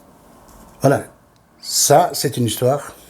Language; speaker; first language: French; non-native, fluent; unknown